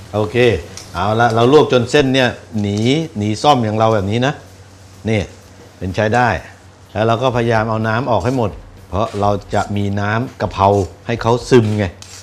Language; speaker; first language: Thai; native; Thai